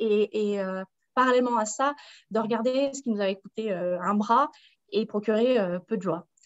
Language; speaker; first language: French; native; French